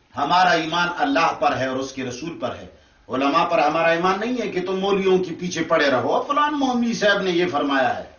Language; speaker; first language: Urdu; non-native, local second language; Pashto